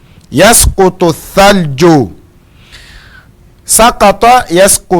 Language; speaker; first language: Arabic; non-native, fluent; Portuguese